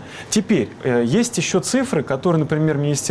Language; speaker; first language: Russian; native; Russian